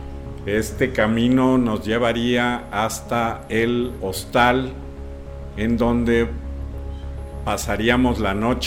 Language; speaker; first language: Spanish; native; Spanish